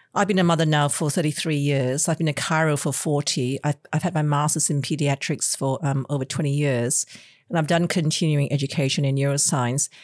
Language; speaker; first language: English; non-native, local second language; Cantonese